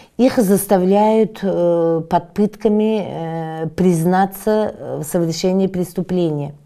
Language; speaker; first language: Russian; non-native, local second language; Tajik